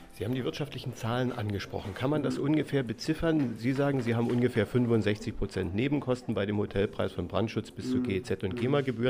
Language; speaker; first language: German; native; German